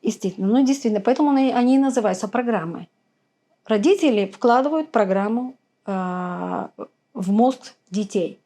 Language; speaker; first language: Russian; native; Russian